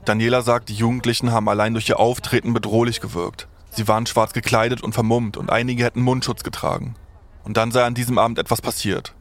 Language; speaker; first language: German; native; German